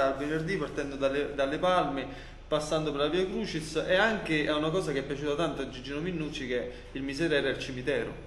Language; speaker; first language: Italian; native; Italian